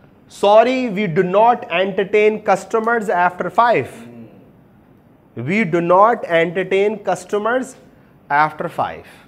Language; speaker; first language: English; non-native, local second language; Urdu